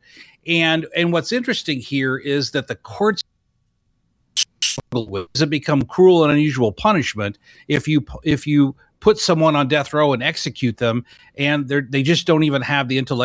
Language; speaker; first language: English; native; English